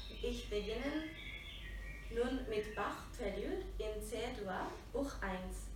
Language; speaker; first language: German; non-native, fluent; Japanese